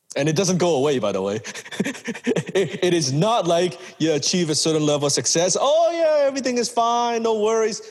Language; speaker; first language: English; native; English